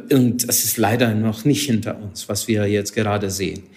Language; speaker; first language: German; non-native, fluent; Hungarian